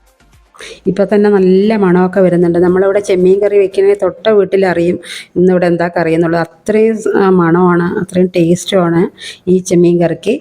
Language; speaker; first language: Malayalam; native; Malayalam